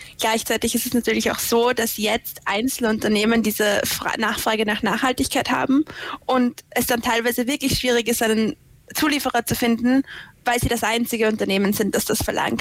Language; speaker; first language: German; native; German